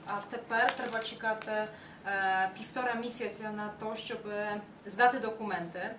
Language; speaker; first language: Ukrainian; non-native, fluent; Polish